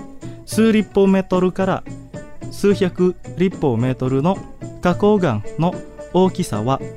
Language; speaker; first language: Japanese; non-native, fluent; Indonesian